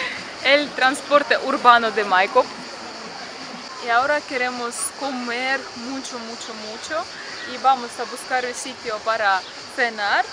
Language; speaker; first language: Spanish; non-native, fluent; Russian